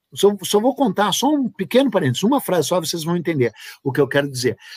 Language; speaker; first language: Portuguese; native; Portuguese